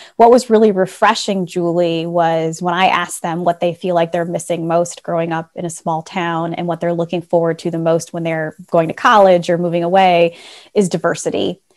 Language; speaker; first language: English; native; English